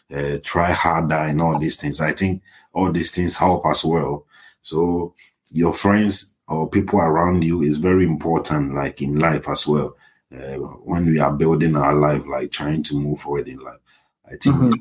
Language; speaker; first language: English; non-native, local second language; Akan